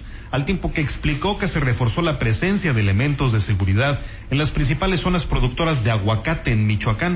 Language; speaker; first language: Spanish; native; Spanish